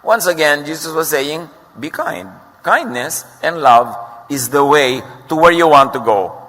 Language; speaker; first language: English; non-native, local second language; Filipino